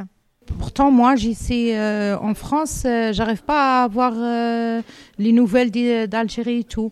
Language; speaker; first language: French; non-native, learner; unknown